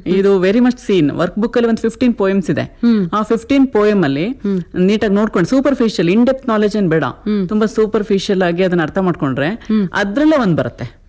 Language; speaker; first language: Kannada; native; Kannada